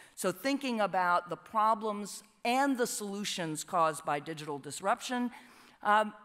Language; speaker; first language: English; native; English